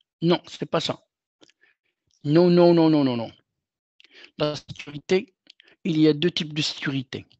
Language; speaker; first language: French; non-native, local second language; Arabic